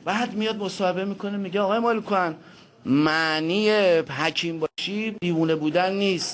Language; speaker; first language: Persian; native; Persian